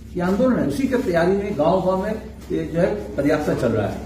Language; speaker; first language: Hindi; non-native, local second language; Bangla